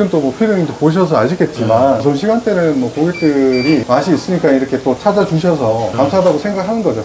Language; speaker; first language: Korean; native; Korean